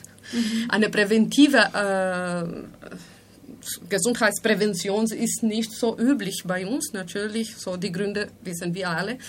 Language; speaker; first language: German; non-native, fluent; Spanish